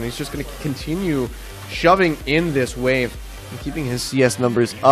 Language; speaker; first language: English; native; English